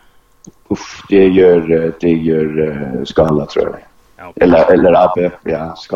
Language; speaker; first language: Danish; non-native, local second language; Faroese